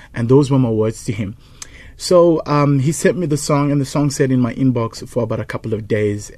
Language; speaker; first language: English; non-native, local second language; Zulu